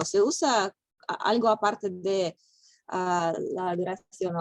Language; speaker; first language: Spanish; non-native, fluent; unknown